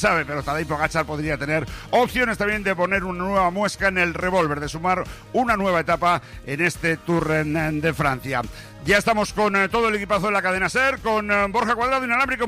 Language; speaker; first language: Spanish; native; Spanish